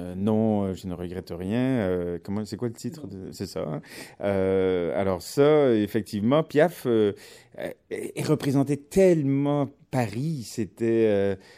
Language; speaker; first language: French; native; French